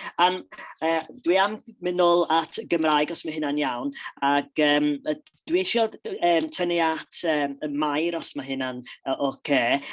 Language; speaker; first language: Welsh; non-native, local second language; English